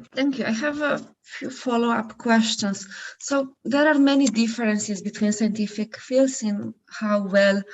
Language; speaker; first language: English; non-native, fluent; Slovenian